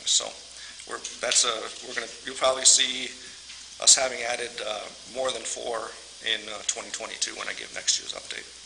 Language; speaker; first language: English; native; English